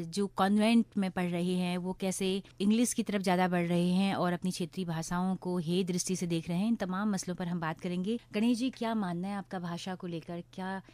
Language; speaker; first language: Hindi; native; Hindi